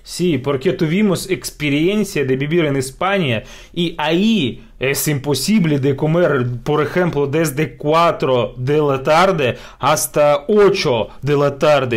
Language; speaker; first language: Spanish; non-native, fluent; Russian